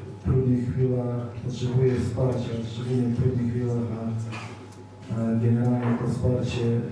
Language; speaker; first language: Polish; non-native, fluent; Serbian